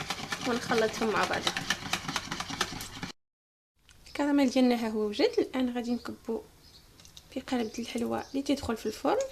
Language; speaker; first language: Arabic; native; Arabic